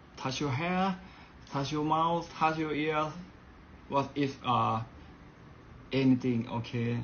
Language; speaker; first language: English; non-native, learner; Thai